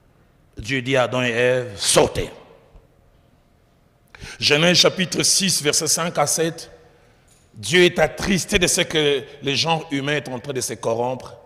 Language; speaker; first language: French; non-native, local second language; Lingala